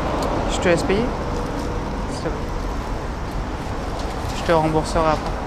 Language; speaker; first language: French; native; French